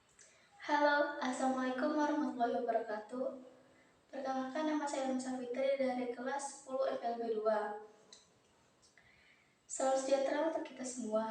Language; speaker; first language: Indonesian; native; Indonesian